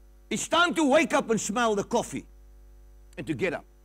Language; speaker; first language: English; non-native, local second language; Afrikaans